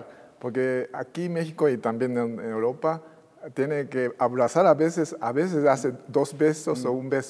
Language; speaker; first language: Spanish; non-native, fluent; Japanese